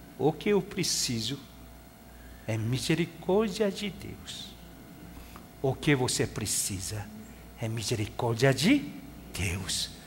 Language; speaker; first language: Portuguese; non-native, fluent; Korean